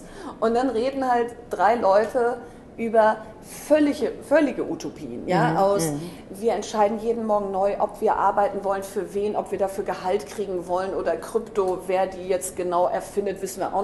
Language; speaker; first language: German; native; German